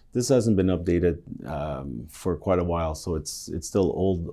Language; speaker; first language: English; native; English